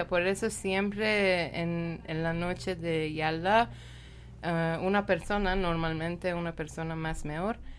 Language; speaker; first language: Spanish; non-native, fluent; Persian